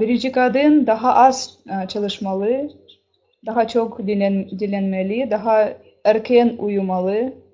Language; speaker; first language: Turkish; non-native, learner; Russian